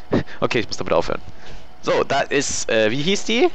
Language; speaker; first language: German; native; German